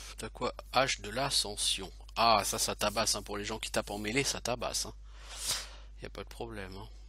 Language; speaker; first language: French; native; French